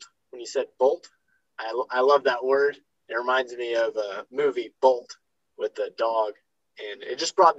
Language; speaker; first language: English; native; English